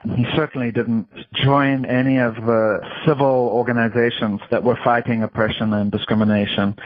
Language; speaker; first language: English; native; English